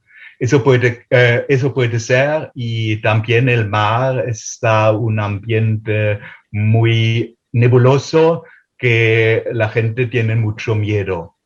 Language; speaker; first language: Spanish; non-native, fluent; German